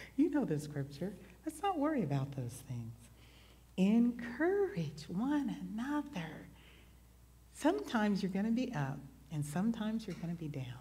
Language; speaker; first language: English; native; English